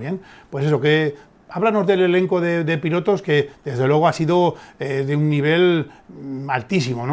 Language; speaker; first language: Spanish; native; Spanish